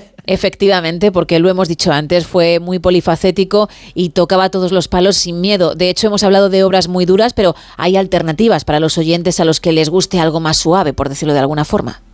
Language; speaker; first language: Spanish; native; Spanish